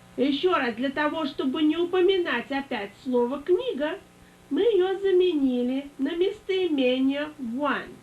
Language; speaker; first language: Russian; native; Russian